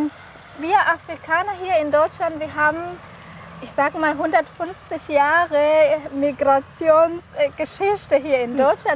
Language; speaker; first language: German; non-native, fluent; Kinyarwanda